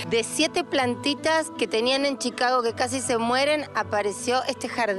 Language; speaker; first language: Spanish; native; Spanish